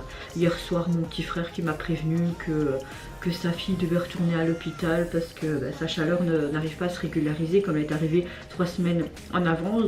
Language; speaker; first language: French; native; French